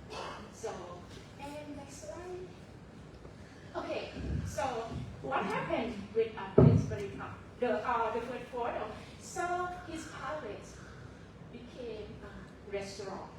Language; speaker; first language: English; non-native, fluent; Thai